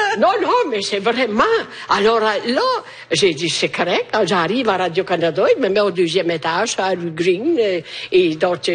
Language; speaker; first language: French; non-native, fluent; Italian